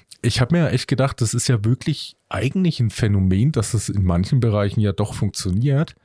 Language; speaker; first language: German; native; German